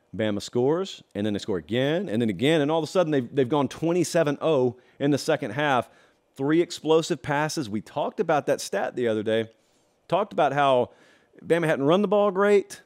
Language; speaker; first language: English; native; English